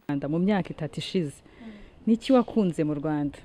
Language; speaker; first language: Kinyarwanda; native; Kinyarwanda